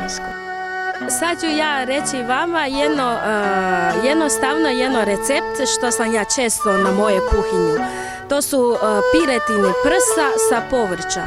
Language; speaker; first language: Bosnian; non-native, learner; Chinese